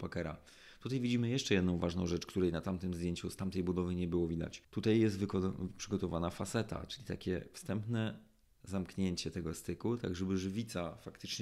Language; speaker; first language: Polish; native; Polish